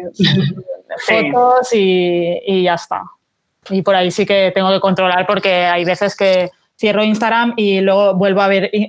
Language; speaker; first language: Spanish; native; Spanish